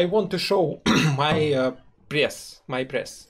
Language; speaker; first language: English; non-native, learner; Russian